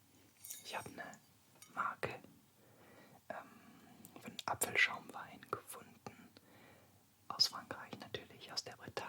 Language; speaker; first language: German; non-native, fluent; French